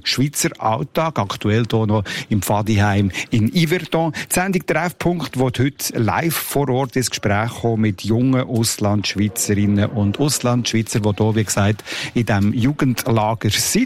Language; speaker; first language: German; native; German